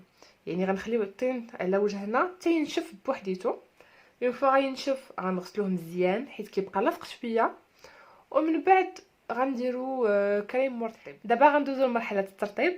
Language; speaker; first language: Arabic; native; Arabic